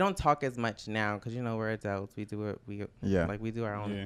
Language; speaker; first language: English; native; English